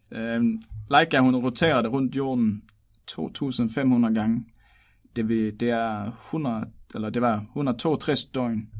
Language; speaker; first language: Danish; native; Danish